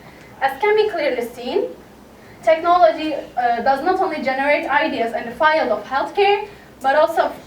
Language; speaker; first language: English; non-native, fluent; Turkish